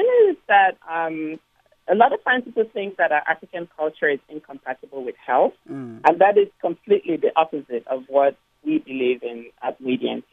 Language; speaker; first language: English; non-native, local second language; Igbo